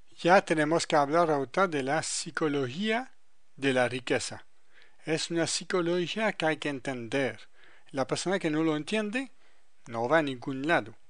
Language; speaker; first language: Spanish; non-native, fluent; French